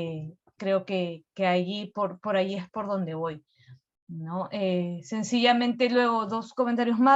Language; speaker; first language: Spanish; native; Spanish